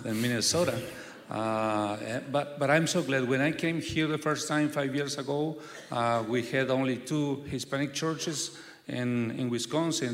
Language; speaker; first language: English; non-native, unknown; Spanish